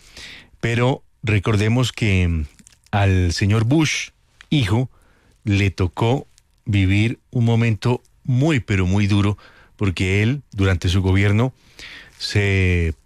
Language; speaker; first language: Spanish; native; Spanish